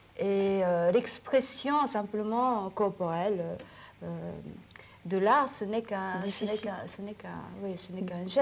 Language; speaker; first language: French; non-native, fluent; Japanese